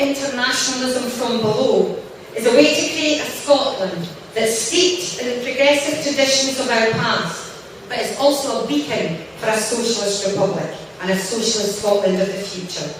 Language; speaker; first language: English; native; English